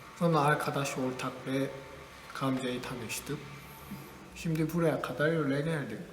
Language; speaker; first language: Turkish; non-native, learner; Korean